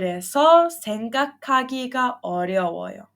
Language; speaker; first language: Korean; non-native, fluent; Serbian